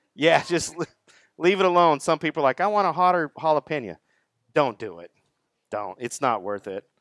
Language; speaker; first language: English; native; English